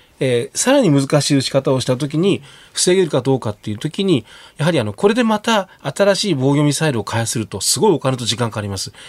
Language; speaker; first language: Japanese; native; Japanese